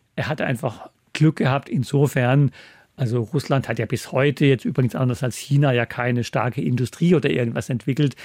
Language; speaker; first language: German; native; German